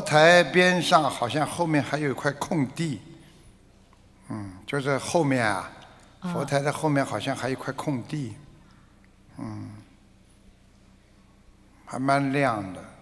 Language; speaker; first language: Chinese; non-native, local second language; Wu Chinese